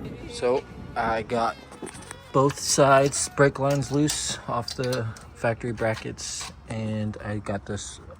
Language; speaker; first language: English; native; English